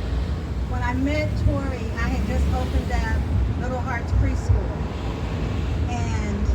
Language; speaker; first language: English; native; English